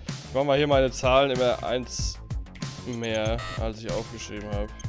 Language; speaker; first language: German; native; German